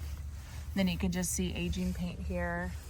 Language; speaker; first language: English; native; English